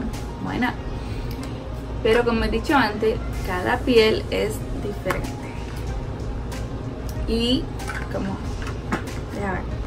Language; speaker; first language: Spanish; early bilingual, heritage; Spanish